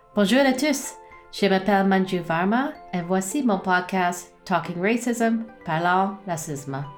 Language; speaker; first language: French; non-native, learner; English